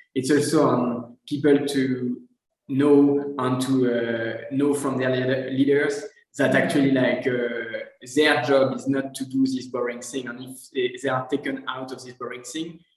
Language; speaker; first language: English; non-native, fluent; French